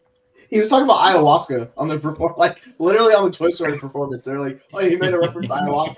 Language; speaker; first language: English; native; English